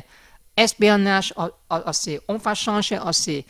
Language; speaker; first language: French; non-native, learner; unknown